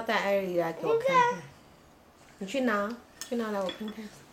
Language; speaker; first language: Chinese; native; Chinese